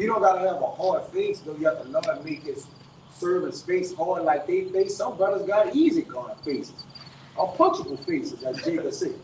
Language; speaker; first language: English; native; English